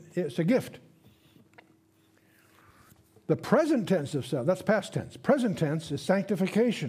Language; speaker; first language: English; native; English